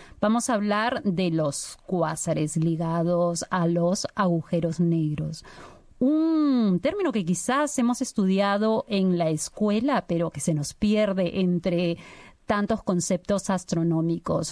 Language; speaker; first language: Spanish; native; Spanish